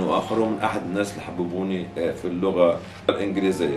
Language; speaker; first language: Arabic; native; Arabic